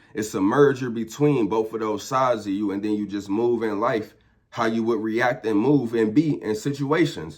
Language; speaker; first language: English; native; English